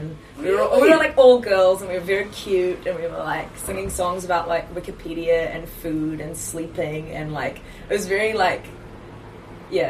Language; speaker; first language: English; native; English